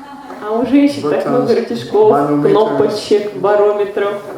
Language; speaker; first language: Russian; native; Russian